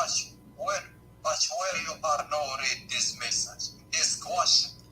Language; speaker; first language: English; non-native, learner; Arabic